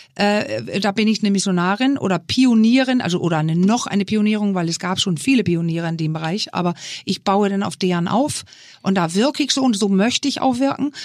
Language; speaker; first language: German; non-native, fluent; Danish